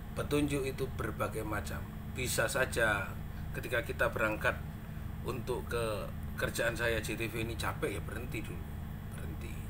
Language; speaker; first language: Indonesian; non-native, local second language; Madurese